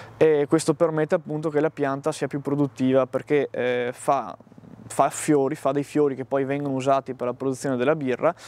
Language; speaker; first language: Italian; native; Italian